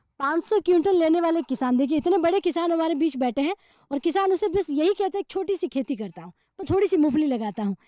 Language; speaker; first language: Hindi; native; Hindi